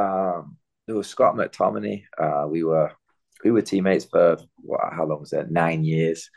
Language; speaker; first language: English; native; English